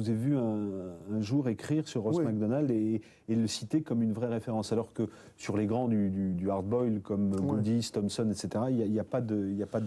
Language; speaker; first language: French; native; French